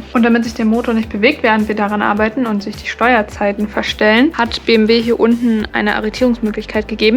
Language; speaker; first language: German; native; German